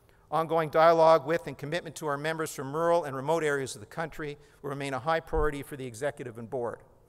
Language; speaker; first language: English; native; English